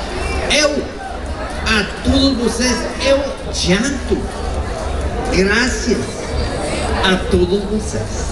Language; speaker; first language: Portuguese; non-native, learner; Spanish